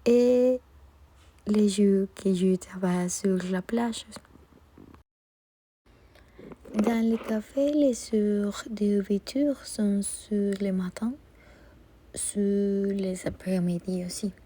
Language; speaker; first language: French; non-native, learner; Spanish